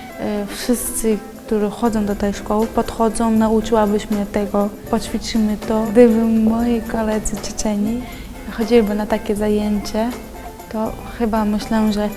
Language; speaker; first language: Polish; non-native, fluent; Chechen